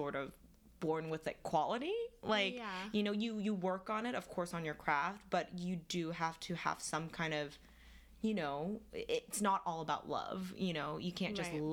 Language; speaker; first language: English; non-native, fluent; Korean